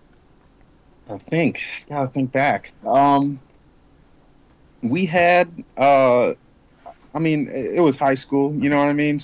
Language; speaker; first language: English; native; English